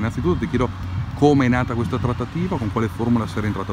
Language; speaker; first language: Italian; native; Italian